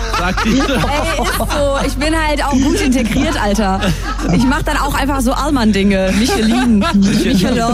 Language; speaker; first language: German; early bilingual, other home language; Turkish